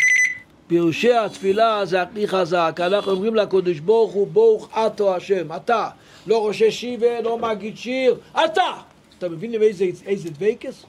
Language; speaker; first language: Hebrew; non-native, local second language; Yiddish